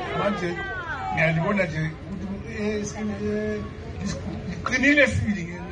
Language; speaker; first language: North Ndebele; non-native, local second language; Shona